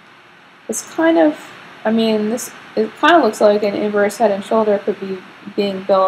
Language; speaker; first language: English; native; English